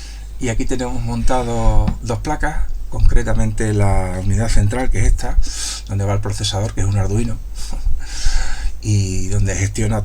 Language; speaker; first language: Spanish; native; Spanish